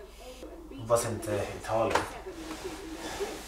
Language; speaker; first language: Swedish; native; Swedish